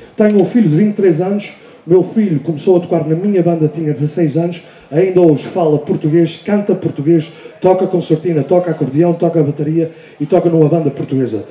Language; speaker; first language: Portuguese; early bilingual, heritage; Portuguese